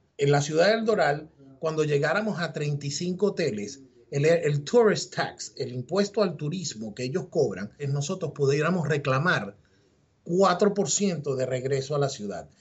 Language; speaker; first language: Spanish; native; Spanish